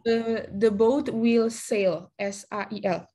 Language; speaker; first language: English; non-native, learner; Indonesian